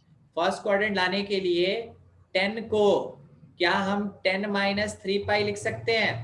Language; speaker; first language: Hindi; native; Hindi